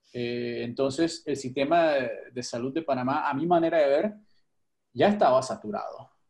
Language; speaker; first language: Spanish; native; Spanish